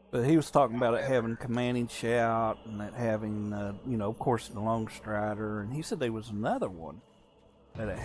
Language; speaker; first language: English; native; English